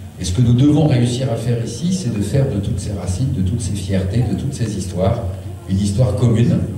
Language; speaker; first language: French; early bilingual, other home language; Swiss German